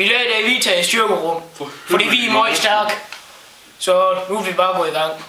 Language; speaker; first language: Danish; native; Danish